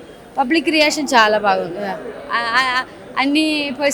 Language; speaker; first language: Telugu; non-native, learner; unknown